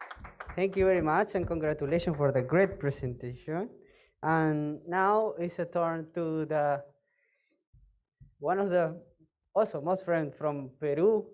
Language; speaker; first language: English; non-native, fluent; Spanish